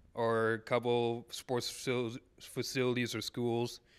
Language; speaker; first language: English; native; English